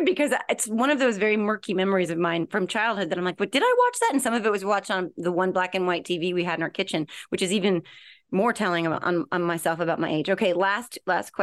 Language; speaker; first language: English; native; English